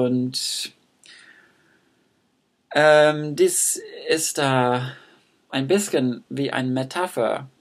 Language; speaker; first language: German; non-native, learner; English